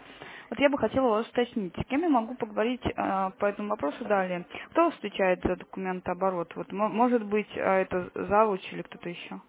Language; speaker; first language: Russian; native; Russian